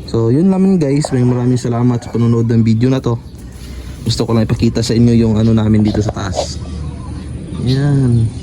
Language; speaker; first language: Filipino; native; Filipino